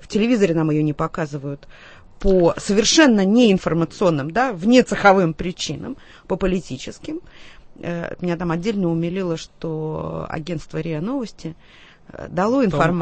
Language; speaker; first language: Russian; native; Russian